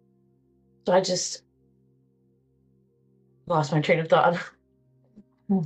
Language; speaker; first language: English; native; English